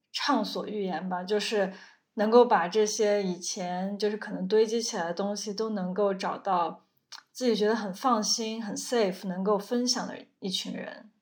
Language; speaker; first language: Chinese; native; Chinese